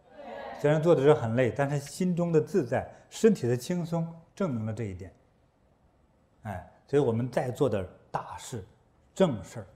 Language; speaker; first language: Chinese; native; Chinese